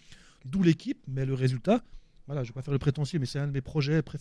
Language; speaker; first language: French; native; French